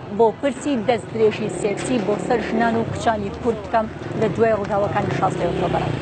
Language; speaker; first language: Central Kurdish; native; Central Kurdish